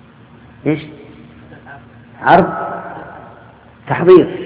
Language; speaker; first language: Arabic; native; Arabic